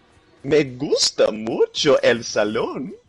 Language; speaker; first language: Spanish; non-native, learner; English